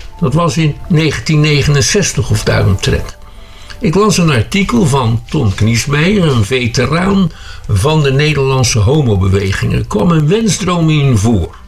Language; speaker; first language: Dutch; native; Dutch